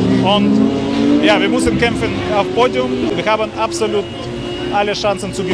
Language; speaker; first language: German; non-native, learner; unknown